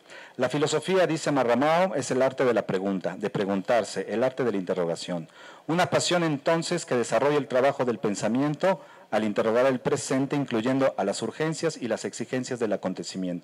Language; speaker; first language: Spanish; native; Spanish